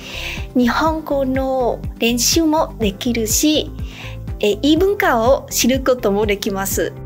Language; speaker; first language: Japanese; non-native, learner; Vietnamese